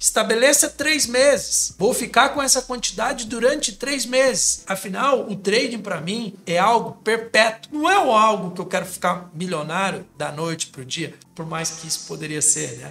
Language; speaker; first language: Portuguese; native; Portuguese